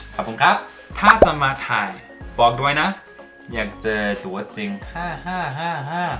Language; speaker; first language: Thai; non-native, fluent; English